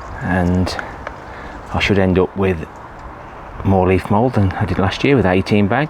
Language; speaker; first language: English; native; English